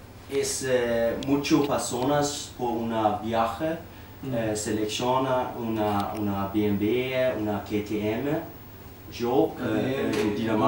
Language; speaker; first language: Spanish; non-native, learner; Danish